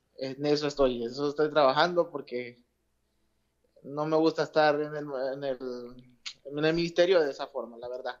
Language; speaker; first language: Spanish; native; Spanish